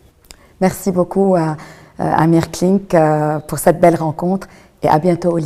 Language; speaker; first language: French; non-native, local second language; Arabic